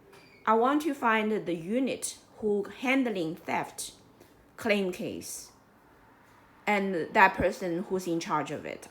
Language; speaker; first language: English; non-native, fluent; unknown